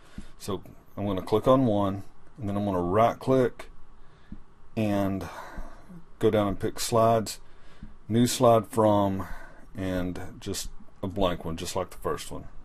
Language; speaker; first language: English; native; English